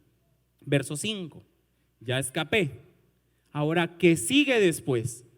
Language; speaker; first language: Spanish; native; Spanish